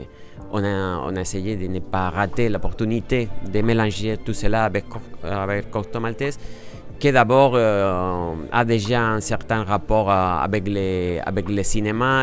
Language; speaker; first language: French; non-native, fluent; Spanish